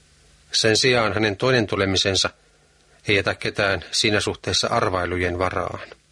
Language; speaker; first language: Finnish; native; Finnish